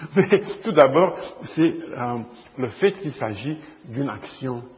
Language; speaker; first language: French; non-native, fluent; Romanian